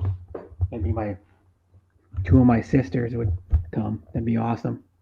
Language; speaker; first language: English; native; English